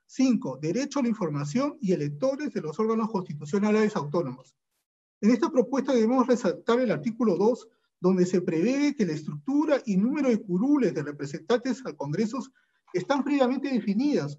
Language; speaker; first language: Spanish; native; Spanish